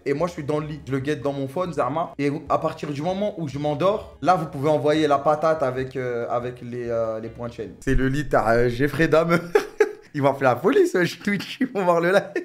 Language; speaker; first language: French; native; French